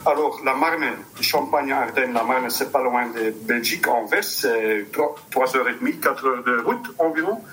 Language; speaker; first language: French; non-native, local second language; Dutch